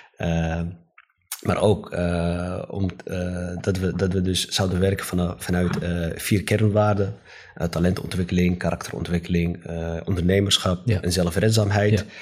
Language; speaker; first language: Dutch; native; Dutch